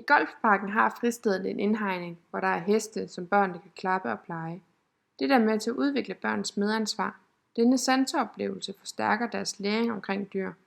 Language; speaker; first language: Danish; native; Danish